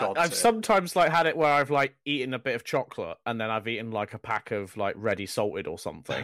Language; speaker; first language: English; native; English